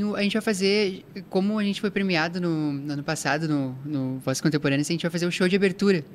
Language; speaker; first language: Portuguese; native; Portuguese